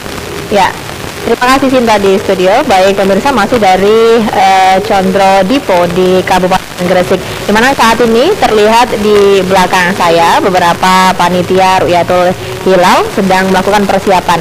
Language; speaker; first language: Indonesian; native; Indonesian